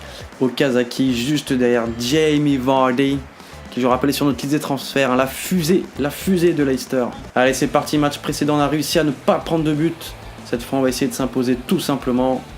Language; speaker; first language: French; native; French